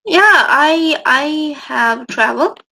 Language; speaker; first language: English; non-native, learner; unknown